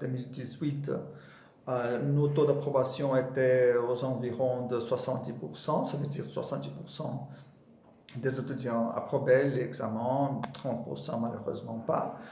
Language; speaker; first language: French; non-native, fluent; Portuguese